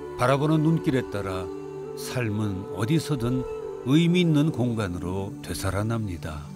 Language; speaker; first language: Korean; native; Korean